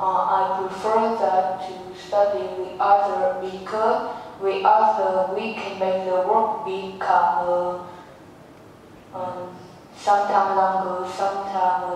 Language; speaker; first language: English; non-native, learner; Vietnamese